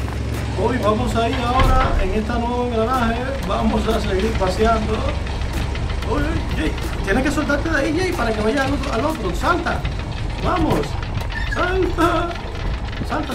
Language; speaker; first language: Spanish; native; Spanish